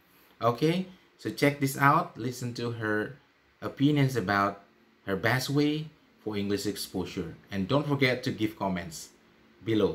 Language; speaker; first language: English; non-native, fluent; Indonesian